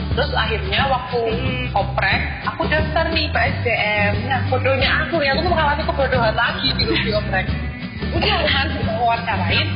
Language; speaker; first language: Indonesian; native; Indonesian